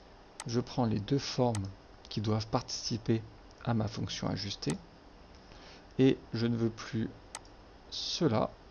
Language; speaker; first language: French; native; French